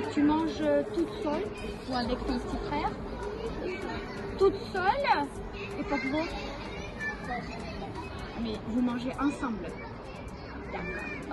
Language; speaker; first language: French; non-native, learner; Ukrainian